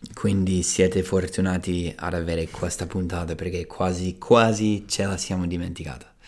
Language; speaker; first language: Italian; non-native, fluent; English